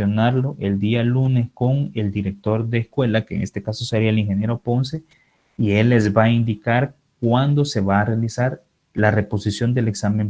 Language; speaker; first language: Spanish; native; Spanish